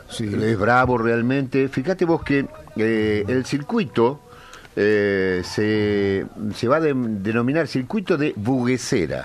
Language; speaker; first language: Spanish; native; Spanish